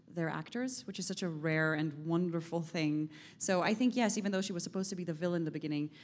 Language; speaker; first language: English; non-native, fluent; Hebrew